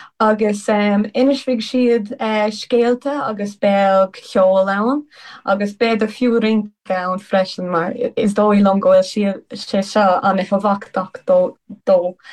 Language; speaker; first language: Irish; non-native, local second language; English